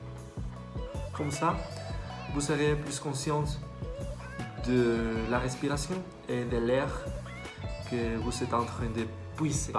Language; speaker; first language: French; non-native, fluent; Spanish